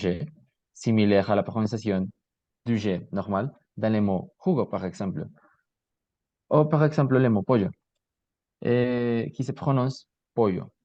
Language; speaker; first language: French; non-native, learner; Spanish